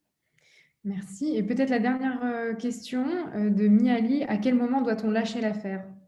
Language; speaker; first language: French; native; French